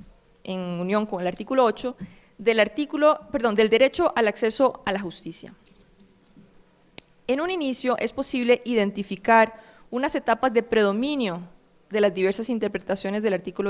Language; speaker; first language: Spanish; native; Spanish